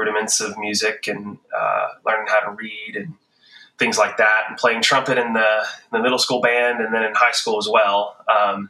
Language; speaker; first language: English; native; English